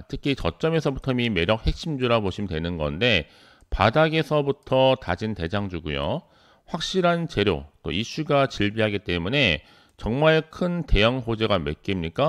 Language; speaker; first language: Korean; native; Korean